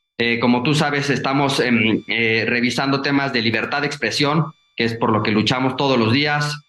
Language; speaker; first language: Spanish; native; Spanish